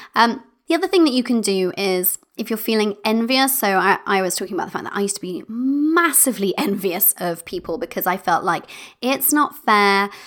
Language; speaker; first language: English; native; English